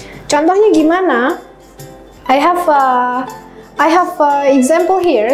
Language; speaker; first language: English; non-native, learner; Indonesian